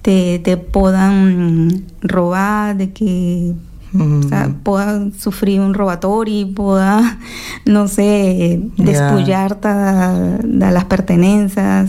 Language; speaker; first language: Catalan; non-native, local second language; Spanish